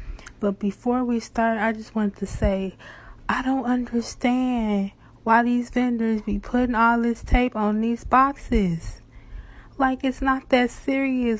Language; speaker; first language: English; native; English